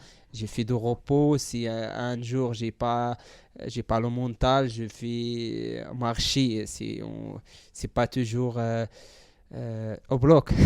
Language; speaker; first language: French; non-native, learner; Central Atlas Tamazight